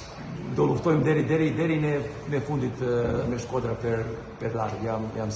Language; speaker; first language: Albanian; non-native, learner; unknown